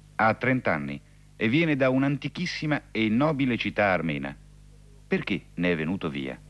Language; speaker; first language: Italian; native; Italian